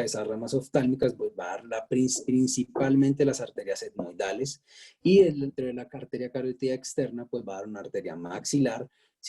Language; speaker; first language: Spanish; native; Spanish